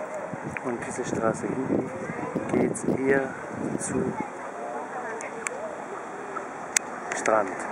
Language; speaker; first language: German; early bilingual, other home language; Turkish